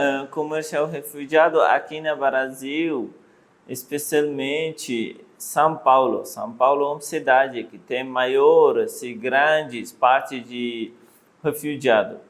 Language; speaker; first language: Portuguese; non-native, learner; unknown